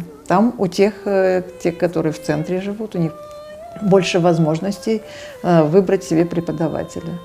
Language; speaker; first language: Russian; native; Russian